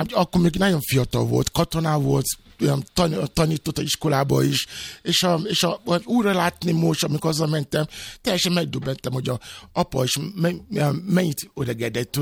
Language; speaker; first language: Hungarian; non-native, fluent; Yoruba